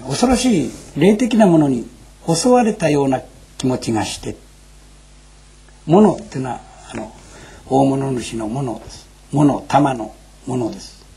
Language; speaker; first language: Japanese; native; Japanese